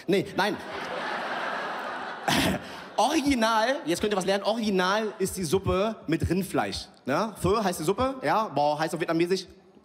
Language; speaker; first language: German; early bilingual, other home language; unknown